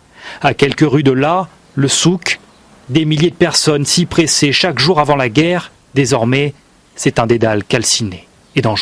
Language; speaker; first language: French; native; French